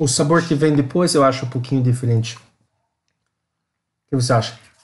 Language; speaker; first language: Portuguese; non-native, learner; English